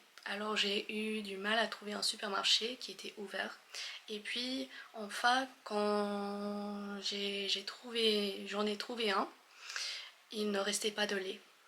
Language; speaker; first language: French; non-native, fluent; English